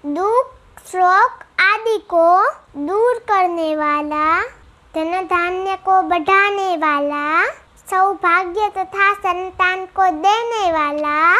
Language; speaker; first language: Hindi; non-native, local second language; Gujarati